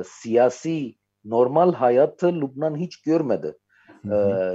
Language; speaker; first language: Turkish; non-native, fluent; Armenian